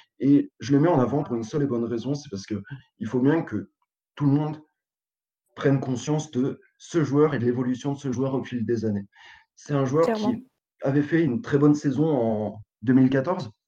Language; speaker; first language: French; native; French